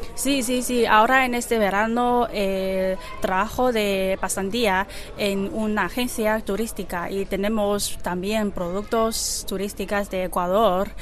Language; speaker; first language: Spanish; non-native, learner; Chinese